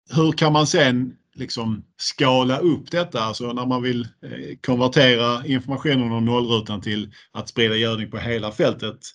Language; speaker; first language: Swedish; native; Swedish